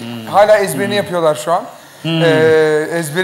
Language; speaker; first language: Turkish; native; Turkish